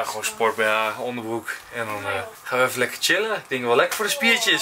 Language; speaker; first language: Dutch; native; Dutch